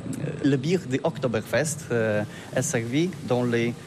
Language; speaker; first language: French; non-native, learner; Polish